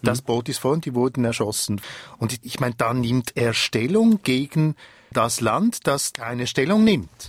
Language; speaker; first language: German; native; German